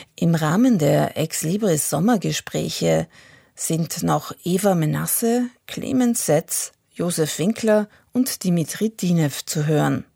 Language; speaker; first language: German; native; German